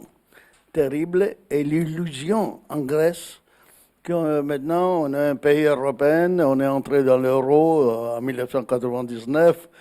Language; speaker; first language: French; non-native, fluent; Greek